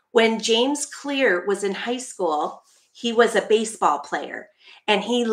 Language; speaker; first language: English; native; English